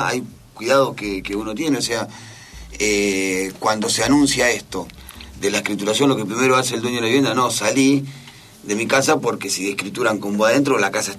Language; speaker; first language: Spanish; native; Spanish